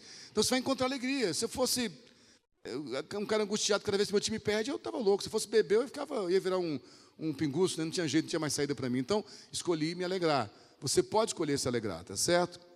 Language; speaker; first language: Portuguese; native; Portuguese